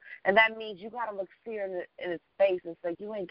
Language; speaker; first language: English; native; English